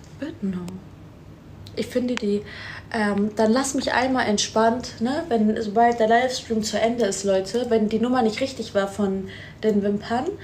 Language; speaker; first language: German; early bilingual, other home language; Persian